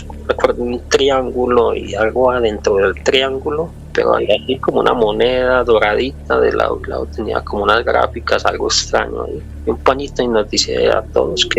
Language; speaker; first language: Spanish; native; Spanish